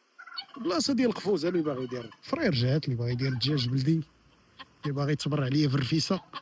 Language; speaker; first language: Arabic; native; Arabic